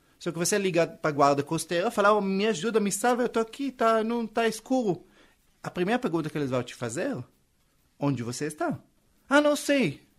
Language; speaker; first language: Portuguese; non-native, fluent; Hebrew